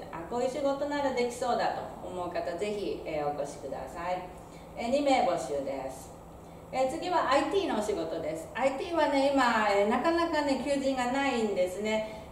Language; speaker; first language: Japanese; native; Japanese